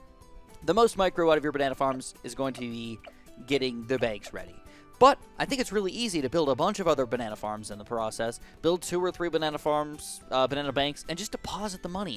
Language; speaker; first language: English; native; English